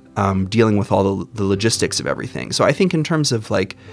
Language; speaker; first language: English; native; English